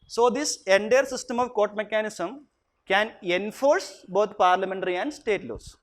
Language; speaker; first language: English; non-native, local second language; Malayalam